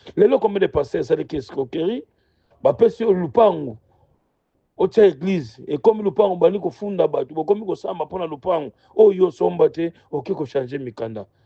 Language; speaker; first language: Lingala; non-native, local second language; Kongo